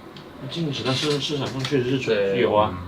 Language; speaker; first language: Chinese; native; Chinese